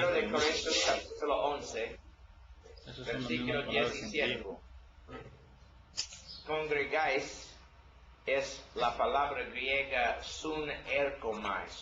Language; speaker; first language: Spanish; non-native, learner; English